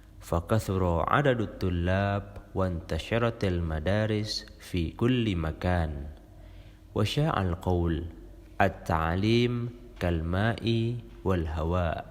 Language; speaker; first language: Arabic; non-native, fluent; Indonesian